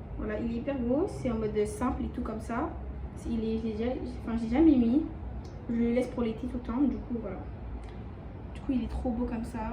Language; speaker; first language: French; early bilingual, other home language; Bambara